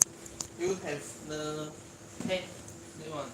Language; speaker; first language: English; non-native, learner; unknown